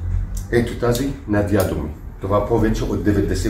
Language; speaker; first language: Bulgarian; non-native, learner; Arabic